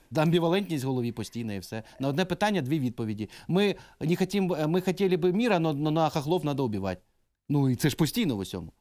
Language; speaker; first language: Ukrainian; native; Ukrainian